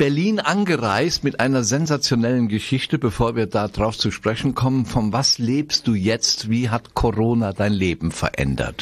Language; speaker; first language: German; native; German